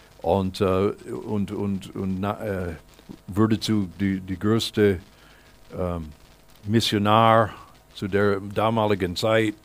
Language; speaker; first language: German; non-native, fluent; English